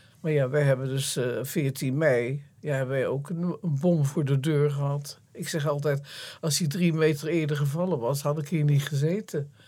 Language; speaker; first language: Dutch; native; Dutch